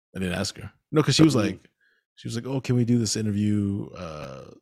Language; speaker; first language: English; early bilingual, other home language; Filipino